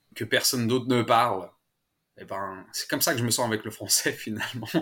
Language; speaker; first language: French; native; French